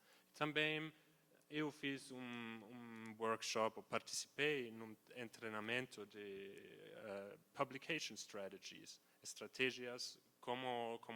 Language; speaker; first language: Portuguese; non-native, fluent; German